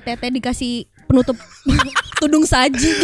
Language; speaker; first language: Indonesian; native; Indonesian